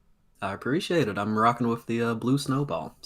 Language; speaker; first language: English; native; English